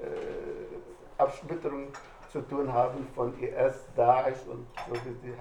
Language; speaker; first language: German; non-native, fluent; Arabic